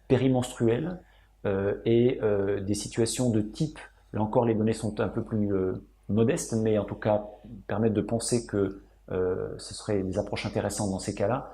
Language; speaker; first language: French; native; French